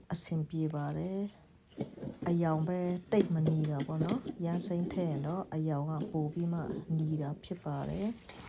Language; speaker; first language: Burmese; non-native, local second language; Shan